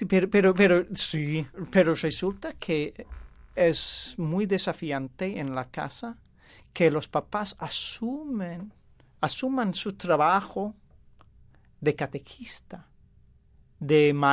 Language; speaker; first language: Spanish; non-native, fluent; English